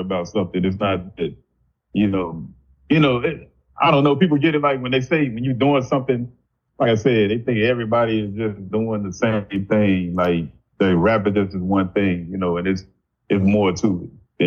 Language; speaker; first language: English; native; English